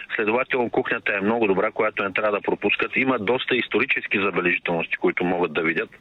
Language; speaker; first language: Bulgarian; non-native, local second language; Turkish